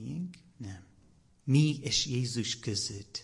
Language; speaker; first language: Hungarian; non-native, learner; English